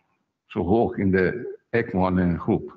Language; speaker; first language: Dutch; non-native, fluent; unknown